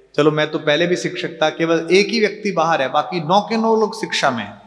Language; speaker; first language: Hindi; native; Hindi